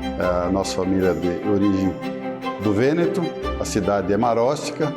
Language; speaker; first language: Portuguese; native; Portuguese